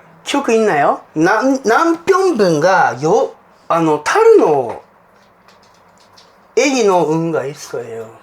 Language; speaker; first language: Korean; non-native, fluent; Japanese